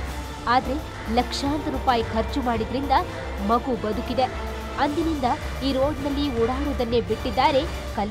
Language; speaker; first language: Kannada; native; Kannada